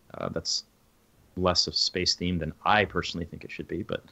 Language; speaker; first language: English; native; English